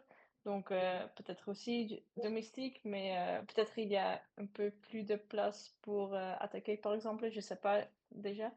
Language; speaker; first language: French; non-native, learner; Dutch